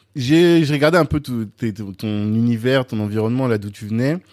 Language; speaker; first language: French; native; French